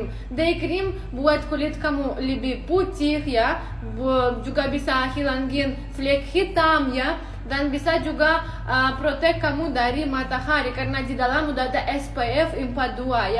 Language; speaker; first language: Indonesian; non-native, learner; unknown